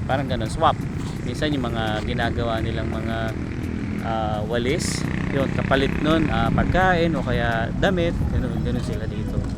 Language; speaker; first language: Filipino; native; Filipino